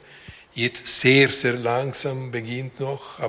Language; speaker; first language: German; non-native, local second language; Italian